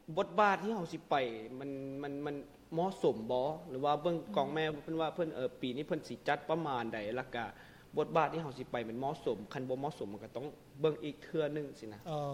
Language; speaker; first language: Lao; non-native, local second language; Hmong